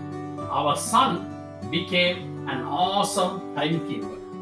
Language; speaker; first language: English; non-native, local second language; Tamil